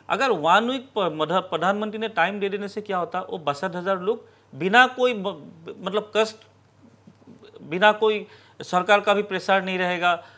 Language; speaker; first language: Hindi; non-native, local second language; Assamese